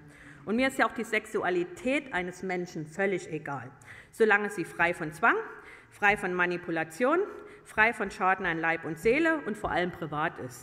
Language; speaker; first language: German; native; German